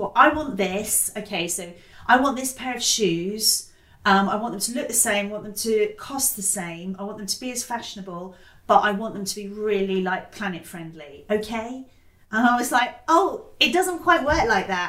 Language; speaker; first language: English; native; English